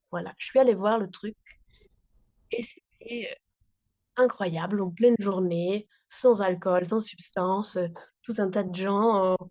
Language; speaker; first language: French; non-native, fluent; Spanish